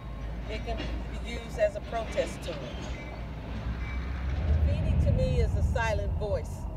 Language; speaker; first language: English; native; English